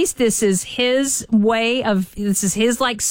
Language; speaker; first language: English; native; English